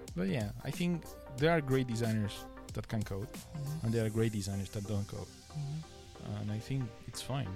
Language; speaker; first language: English; non-native, fluent; Spanish